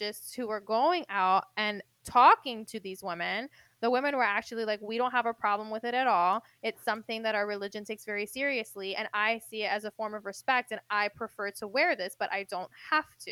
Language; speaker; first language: English; non-native, fluent; Spanish